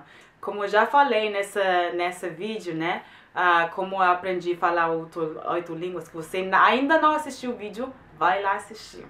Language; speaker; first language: Portuguese; non-native, fluent; German